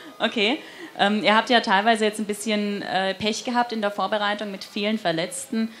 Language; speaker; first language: German; native; German